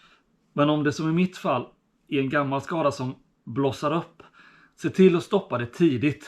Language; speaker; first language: Swedish; native; Swedish